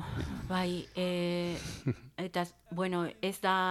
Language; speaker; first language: Basque; non-native, learner; Spanish